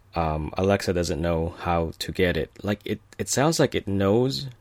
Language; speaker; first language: English; early bilingual, other home language; Filipino